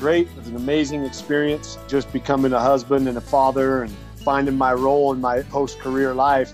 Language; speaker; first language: English; native; English